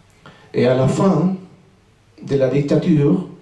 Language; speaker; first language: French; non-native, fluent; Spanish